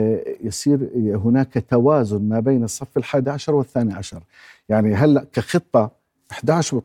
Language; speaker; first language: Arabic; native; Arabic